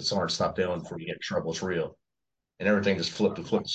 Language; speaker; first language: English; native; English